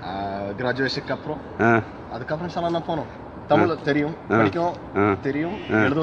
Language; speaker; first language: Tamil; non-native, learner; Arabic